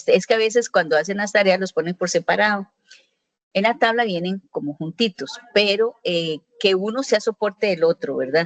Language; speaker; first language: Spanish; native; Spanish